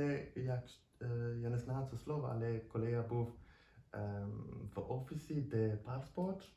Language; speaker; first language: Ukrainian; non-native, learner; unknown